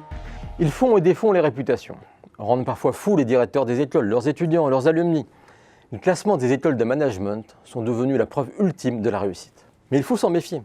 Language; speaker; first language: French; native; French